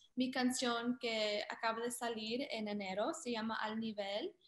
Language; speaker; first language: Spanish; early bilingual, heritage; Spanish